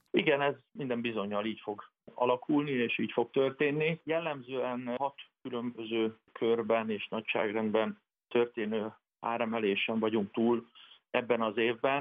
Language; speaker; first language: Hungarian; native; Hungarian